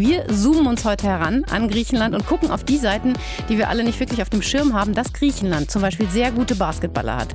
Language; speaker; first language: German; native; German